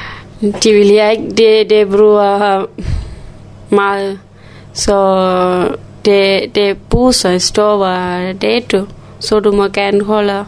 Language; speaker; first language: Danish; non-native, learner; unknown